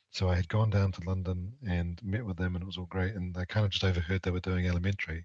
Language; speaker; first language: English; native; English